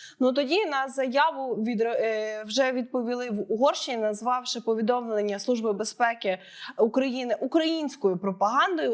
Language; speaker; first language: Ukrainian; native; Ukrainian